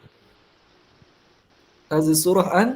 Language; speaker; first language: Arabic; non-native, fluent; Malay